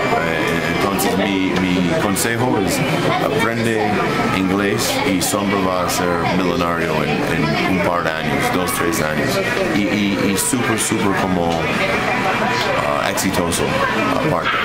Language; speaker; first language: Spanish; non-native, fluent; English